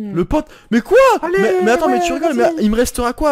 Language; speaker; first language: French; native; French